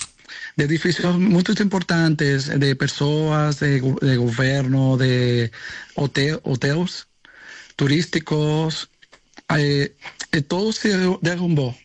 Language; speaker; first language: Portuguese; non-native, learner; Spanish